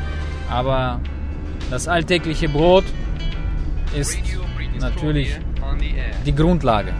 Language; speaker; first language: German; non-native, fluent; Russian